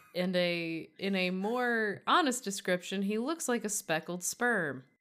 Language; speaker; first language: English; native; English